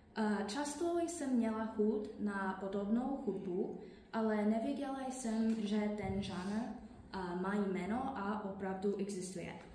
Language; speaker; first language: Czech; non-native, learner; English